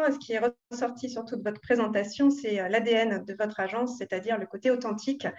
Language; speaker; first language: French; native; French